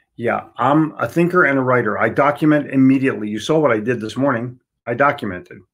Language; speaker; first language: English; native; English